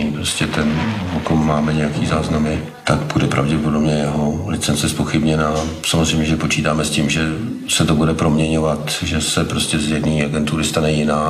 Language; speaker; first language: Czech; native; Czech